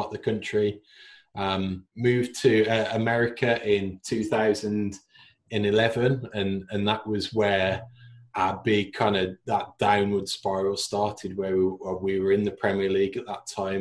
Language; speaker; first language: English; native; English